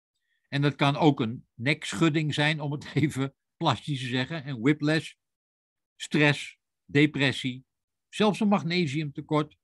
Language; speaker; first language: Dutch; native; Dutch